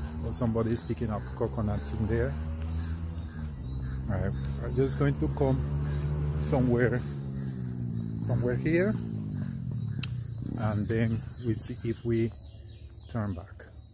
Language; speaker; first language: English; non-native, fluent; Spanish